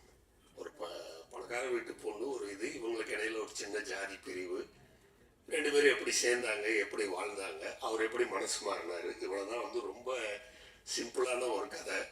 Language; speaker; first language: Tamil; native; Tamil